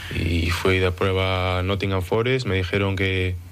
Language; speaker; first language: Spanish; early bilingual, other home language; English